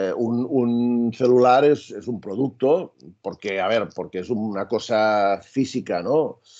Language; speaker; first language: Spanish; native; Spanish